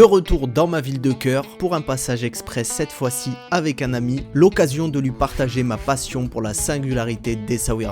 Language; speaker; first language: French; native; French